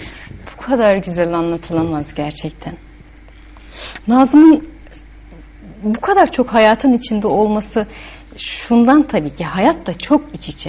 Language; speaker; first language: Turkish; native; Turkish